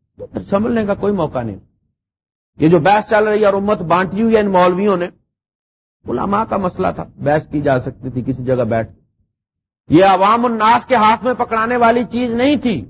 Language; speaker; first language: Urdu; non-native, local second language; Punjabi